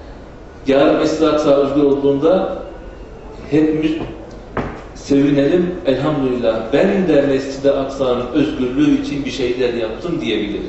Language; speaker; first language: Turkish; native; Turkish